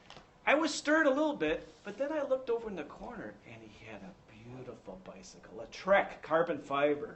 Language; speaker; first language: English; native; English